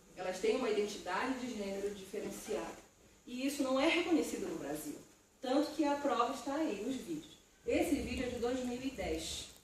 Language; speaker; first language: Portuguese; native; Portuguese